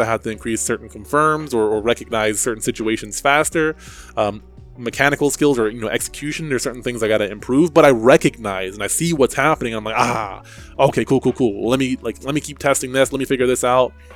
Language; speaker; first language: English; native; English